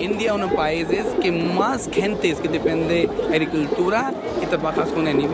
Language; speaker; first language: Spanish; non-native, learner; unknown